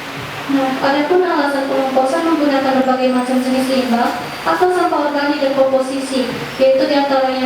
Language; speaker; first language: Indonesian; native; Indonesian